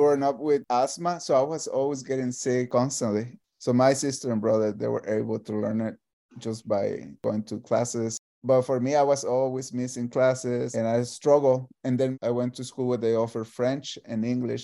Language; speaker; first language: English; non-native, fluent; Spanish